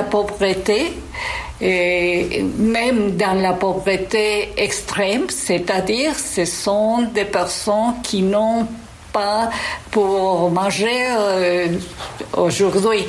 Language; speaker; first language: French; non-native, fluent; Spanish